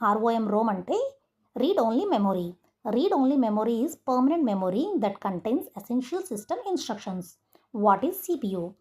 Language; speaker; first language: English; non-native, local second language; Telugu